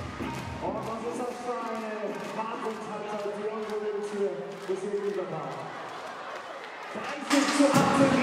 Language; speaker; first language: German; native; German